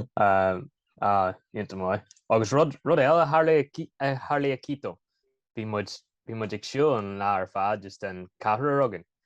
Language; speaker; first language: Irish; native; Irish